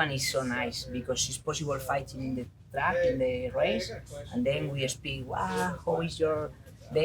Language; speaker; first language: English; non-native, learner; Spanish